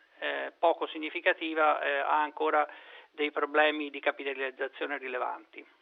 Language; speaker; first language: Italian; native; Italian